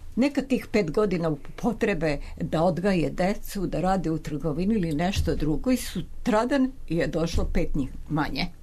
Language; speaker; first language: Serbian; native; Serbian